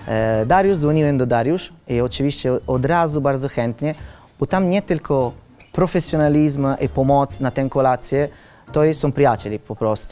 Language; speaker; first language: Polish; non-native, learner; Italian